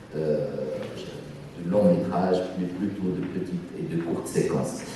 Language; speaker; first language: French; non-native, local second language; Arabic